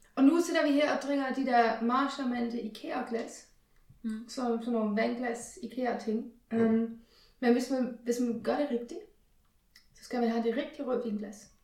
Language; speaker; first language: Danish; non-native, fluent; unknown